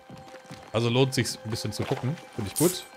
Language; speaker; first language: German; native; German